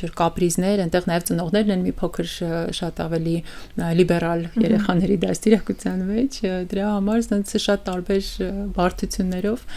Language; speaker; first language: Armenian; early bilingual, heritage; Armenian